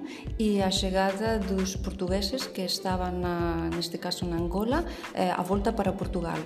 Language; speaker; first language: Portuguese; non-native, fluent; Spanish